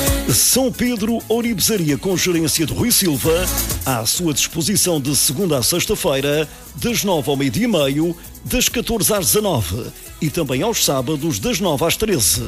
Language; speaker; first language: Portuguese; native; Portuguese